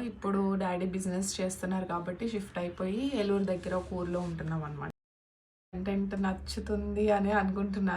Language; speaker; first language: Telugu; non-native, local second language; Hindi